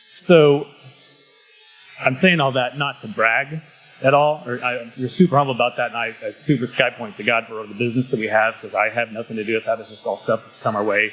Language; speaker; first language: English; native; English